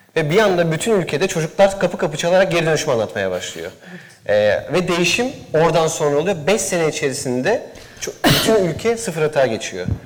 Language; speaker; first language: Turkish; native; Turkish